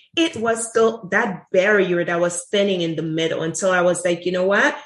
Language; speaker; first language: English; non-native, fluent; Haitian Creole